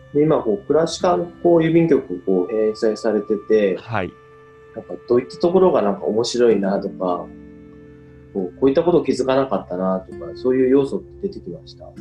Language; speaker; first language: Japanese; native; Japanese